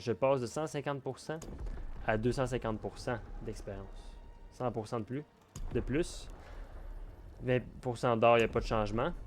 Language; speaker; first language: French; native; French